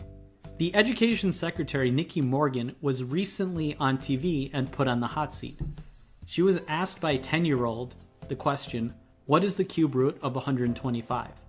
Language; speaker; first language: English; native; English